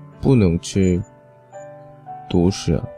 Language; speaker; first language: Chinese; non-native, learner; Korean